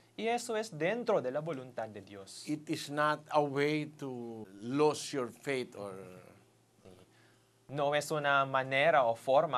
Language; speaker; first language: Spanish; non-native, fluent; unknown